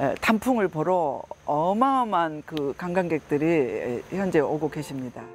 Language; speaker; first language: Korean; native; Korean